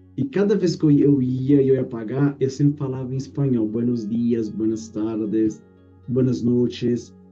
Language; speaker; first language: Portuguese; native; Portuguese